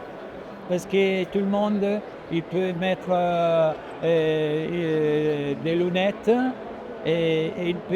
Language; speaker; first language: French; non-native, fluent; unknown